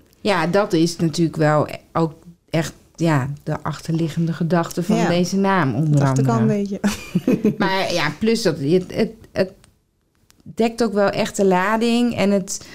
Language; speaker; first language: Dutch; native; Dutch